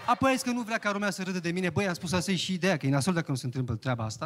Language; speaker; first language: Romanian; native; Romanian